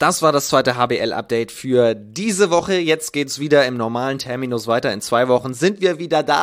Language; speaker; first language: German; native; German